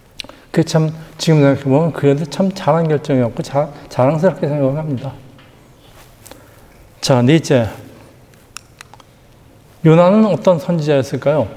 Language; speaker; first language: Korean; native; Korean